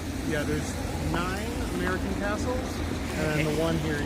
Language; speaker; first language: English; native; English